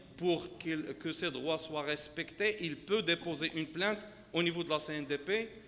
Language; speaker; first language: French; non-native, local second language; Arabic